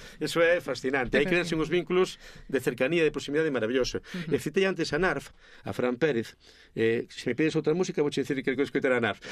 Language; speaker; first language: Galician; native; Galician